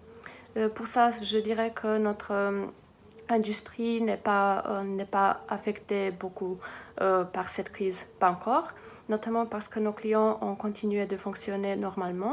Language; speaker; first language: French; non-native, fluent; Serbian